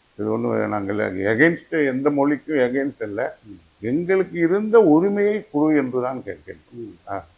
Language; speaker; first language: Tamil; non-native, local second language; Telugu